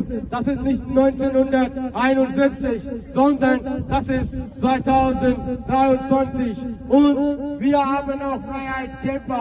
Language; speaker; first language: German; non-native, learner; Baluchi